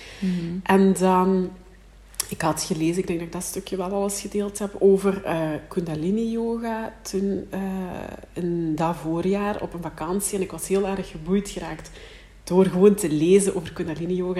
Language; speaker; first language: Dutch; native; Dutch